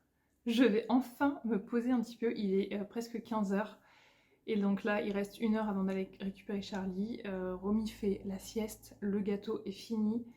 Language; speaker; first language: French; native; French